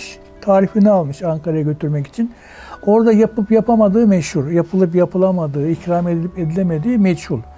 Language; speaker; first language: Turkish; native; Turkish